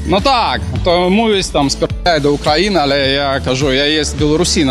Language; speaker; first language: Polish; non-native, learner; Belarusian